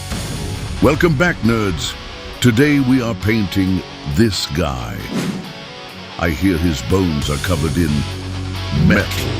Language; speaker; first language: English; native; English